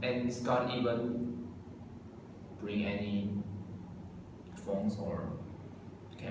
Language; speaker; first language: English; non-native, learner; Chinese